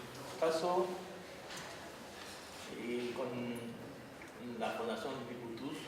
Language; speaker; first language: Spanish; non-native, fluent; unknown